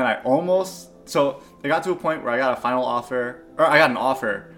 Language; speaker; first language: English; native; English